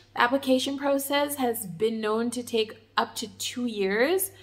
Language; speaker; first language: English; native; English